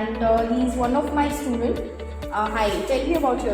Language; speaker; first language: English; non-native, learner; Hindi